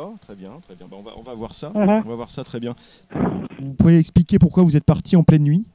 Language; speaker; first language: French; native; French